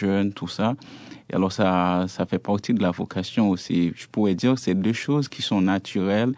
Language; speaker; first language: French; non-native, local second language; Haitian Creole